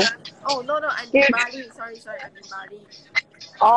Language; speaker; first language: English; non-native, learner; Thai